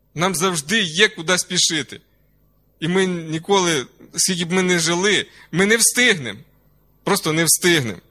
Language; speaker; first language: Ukrainian; non-native, local second language; Russian